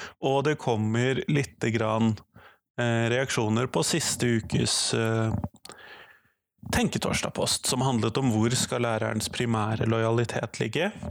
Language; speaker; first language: Norwegian; native; Norwegian